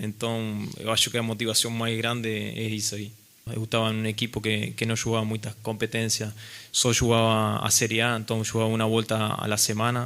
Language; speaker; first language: Portuguese; non-native, fluent; Spanish